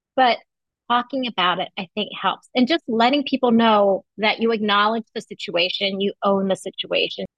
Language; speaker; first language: English; native; English